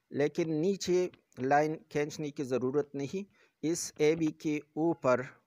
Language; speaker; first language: Urdu; non-native, local second language; Pashto